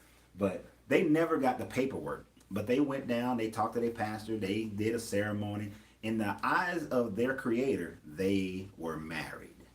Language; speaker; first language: English; native; English